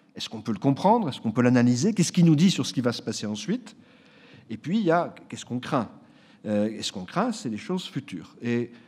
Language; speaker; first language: French; native; French